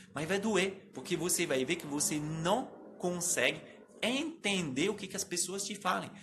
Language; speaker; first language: Portuguese; non-native, fluent; French